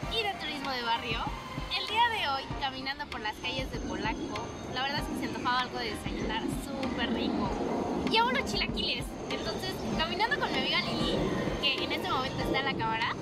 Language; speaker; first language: Spanish; native; Spanish